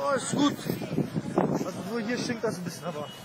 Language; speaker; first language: German; early bilingual, other home language; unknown